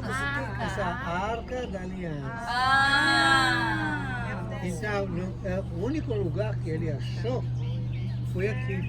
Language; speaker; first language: Portuguese; non-native, fluent; Hebrew